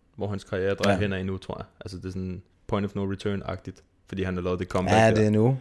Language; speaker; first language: Danish; native; Danish